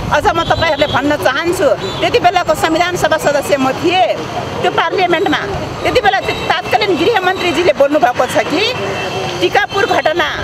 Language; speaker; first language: Nepali; non-native, local second language; Dangaura Tharu